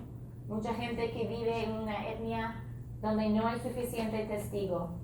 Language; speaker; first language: Spanish; non-native, fluent; English